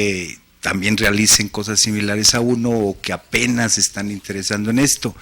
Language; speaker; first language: Spanish; native; Spanish